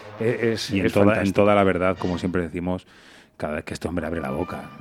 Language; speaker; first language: Spanish; native; Spanish